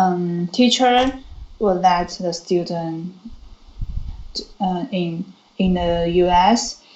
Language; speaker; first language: English; non-native, learner; Chinese